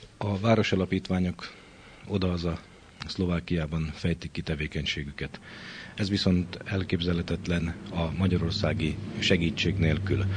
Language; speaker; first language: Hungarian; native; Hungarian